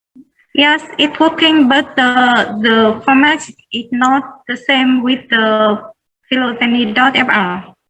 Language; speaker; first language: English; non-native, learner; Vietnamese